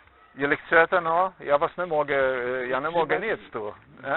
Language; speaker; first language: Polish; non-native, learner; Slovenian